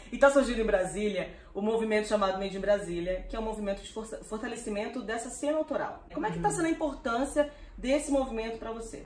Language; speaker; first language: Portuguese; native; Portuguese